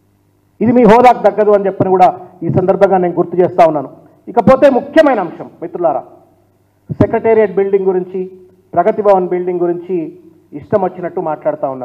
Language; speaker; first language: Telugu; native; Telugu